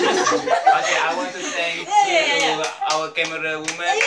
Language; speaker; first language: English; non-native, learner; Malay